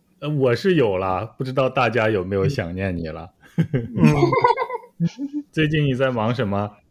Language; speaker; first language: Chinese; native; Chinese